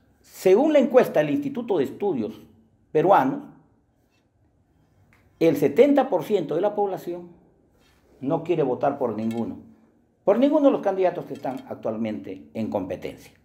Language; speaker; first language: Spanish; native; Spanish